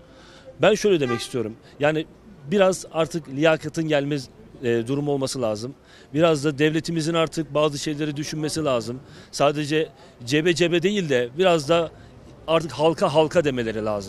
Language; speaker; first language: Turkish; native; Turkish